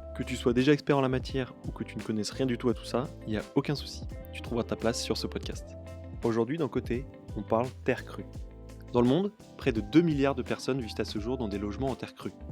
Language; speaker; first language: French; native; French